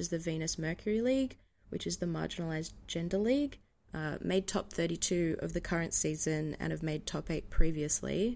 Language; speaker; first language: English; native; English